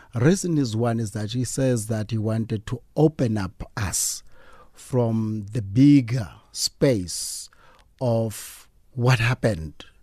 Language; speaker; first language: English; non-native, local second language; Xhosa